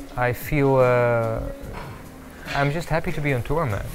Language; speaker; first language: English; non-native, fluent; Dutch